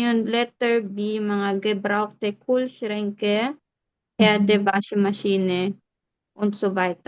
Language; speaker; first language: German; non-native, fluent; Filipino